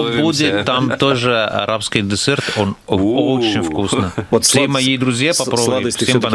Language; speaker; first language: Russian; non-native, learner; Arabic